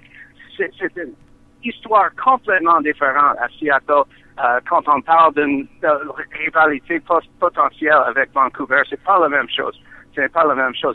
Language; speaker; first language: French; non-native, learner; English